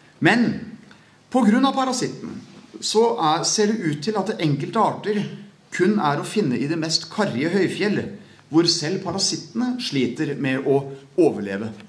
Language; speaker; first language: Norwegian; native; Norwegian